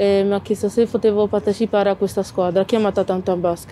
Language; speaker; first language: Italian; early bilingual, other home language; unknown